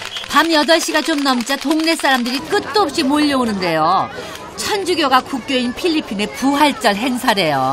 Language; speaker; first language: Korean; native; Korean